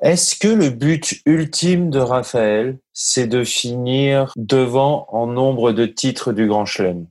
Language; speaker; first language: French; native; French